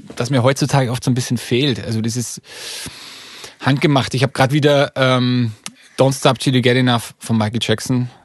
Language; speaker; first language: German; native; German